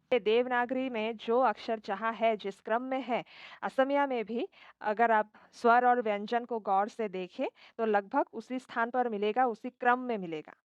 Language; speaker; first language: Hindi; non-native, local second language; Assamese